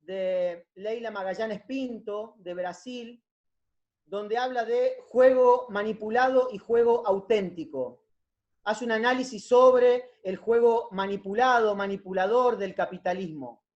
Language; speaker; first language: Spanish; native; Spanish